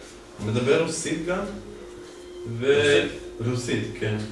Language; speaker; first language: Hebrew; non-native, fluent; Serbian